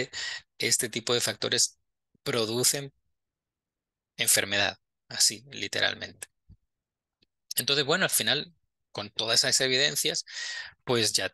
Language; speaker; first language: Spanish; native; Spanish